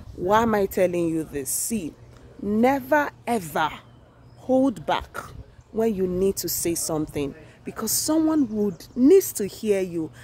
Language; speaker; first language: English; non-native, local second language; Yoruba